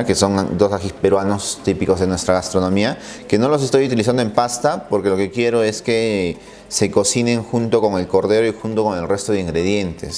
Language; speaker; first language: Spanish; native; Spanish